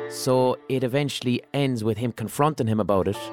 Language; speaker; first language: English; native; English